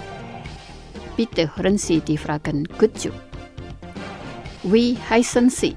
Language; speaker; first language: German; non-native, fluent; Indonesian